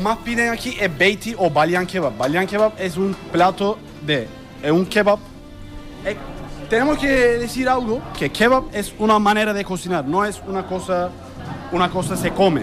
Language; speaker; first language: Spanish; non-native, learner; Turkish